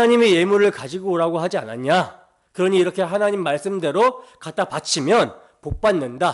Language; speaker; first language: Korean; native; Korean